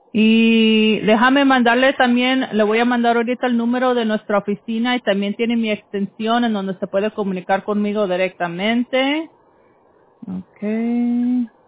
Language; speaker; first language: Spanish; early bilingual, heritage; Spanish